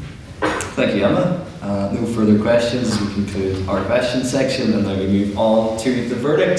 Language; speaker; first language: English; native; English